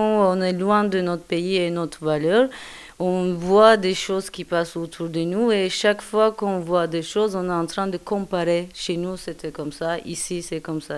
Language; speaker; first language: French; non-native, learner; Turkish